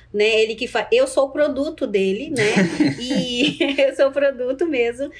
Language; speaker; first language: Portuguese; non-native, local second language; Ticuna